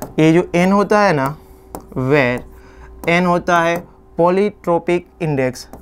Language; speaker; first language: Hindi; non-native, local second language; Gujarati